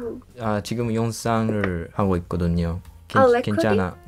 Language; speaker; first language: Korean; non-native, learner; Japanese